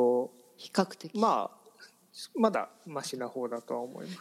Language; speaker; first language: Japanese; native; Japanese